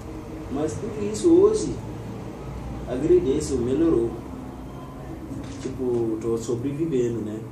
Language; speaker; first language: Portuguese; non-native, learner; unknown